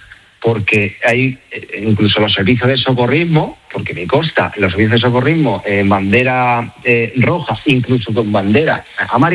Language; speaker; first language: Spanish; native; Spanish